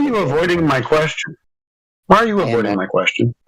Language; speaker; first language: English; native; English